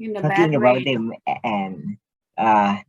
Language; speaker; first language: English; non-native, learner; Thai